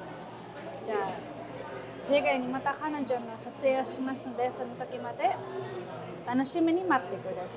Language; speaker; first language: Japanese; non-native, fluent; Filipino